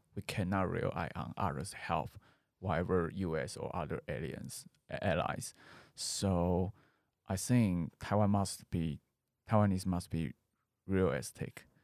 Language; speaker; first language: English; non-native, fluent; Chinese